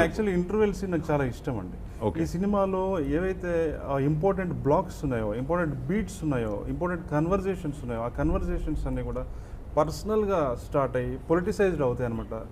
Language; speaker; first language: Telugu; native; Telugu